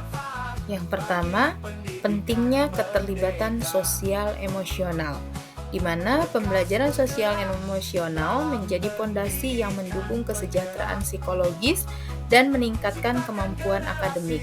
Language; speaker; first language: Indonesian; native; Indonesian